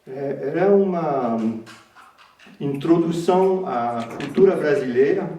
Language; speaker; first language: Portuguese; early bilingual, heritage; Portuguese